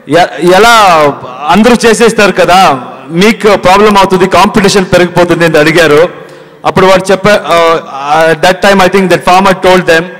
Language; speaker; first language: Telugu; non-native, learner; Kannada